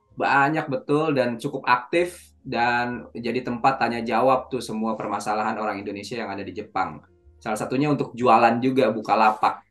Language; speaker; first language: Indonesian; native; Indonesian